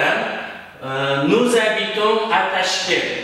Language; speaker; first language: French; non-native, fluent; Uzbek